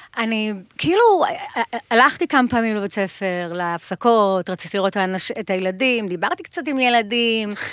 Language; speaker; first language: Hebrew; native; Hebrew